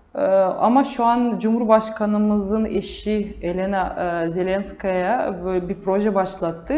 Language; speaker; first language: Turkish; non-native, fluent; Russian